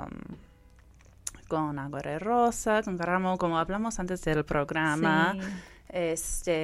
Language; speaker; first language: Spanish; non-native, fluent; English